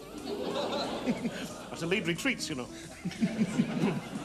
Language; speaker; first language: English; native; English